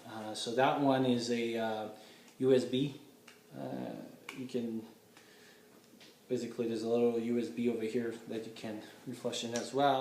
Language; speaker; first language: English; non-native, fluent; French